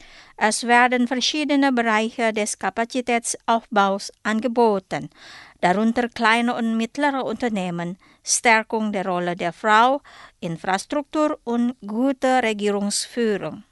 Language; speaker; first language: German; non-native, fluent; Indonesian